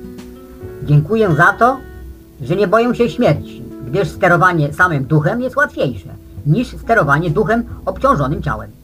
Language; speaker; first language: Polish; native; Polish